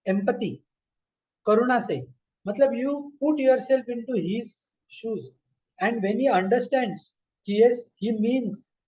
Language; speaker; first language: Hindi; non-native, local second language; Marathi